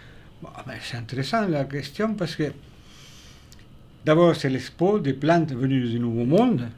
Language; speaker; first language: French; non-native, fluent; Spanish